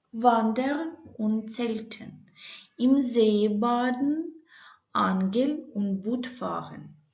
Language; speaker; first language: German; non-native, learner; Ukrainian